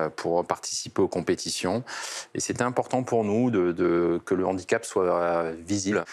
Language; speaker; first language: French; native; French